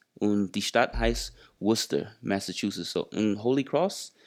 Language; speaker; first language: German; non-native, fluent; English